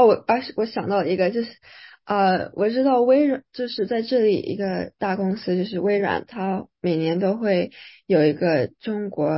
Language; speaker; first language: Chinese; early bilingual, other home language; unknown